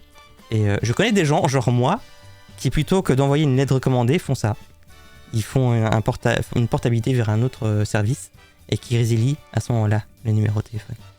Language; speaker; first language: French; native; French